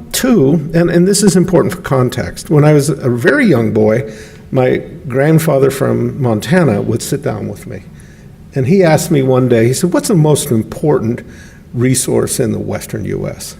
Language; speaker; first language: English; native; English